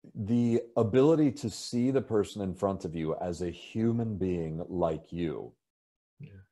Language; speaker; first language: English; native; English